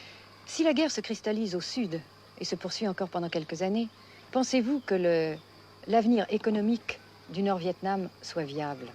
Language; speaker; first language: French; native; French